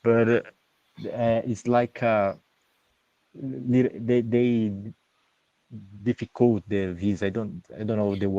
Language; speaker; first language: English; non-native, learner; Portuguese